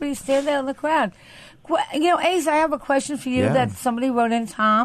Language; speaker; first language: English; native; English